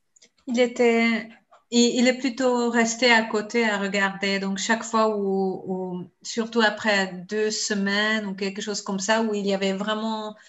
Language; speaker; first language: French; non-native, fluent; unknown